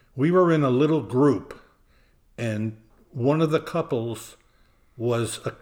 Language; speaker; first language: English; native; English